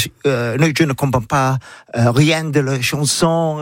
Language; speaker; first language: French; non-native, learner; English